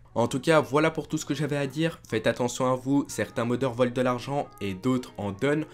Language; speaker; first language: French; native; French